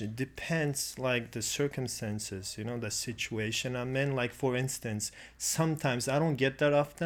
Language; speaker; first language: English; non-native, fluent; Russian